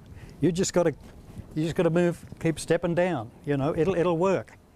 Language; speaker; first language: English; native; English